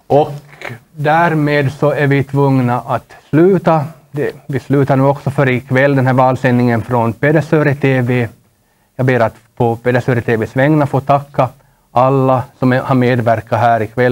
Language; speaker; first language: Swedish; native; Swedish